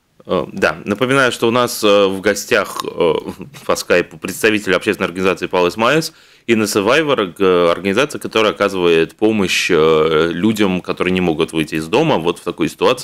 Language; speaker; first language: Russian; native; Russian